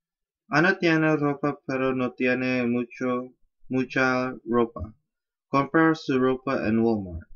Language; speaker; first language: Spanish; non-native, learner; English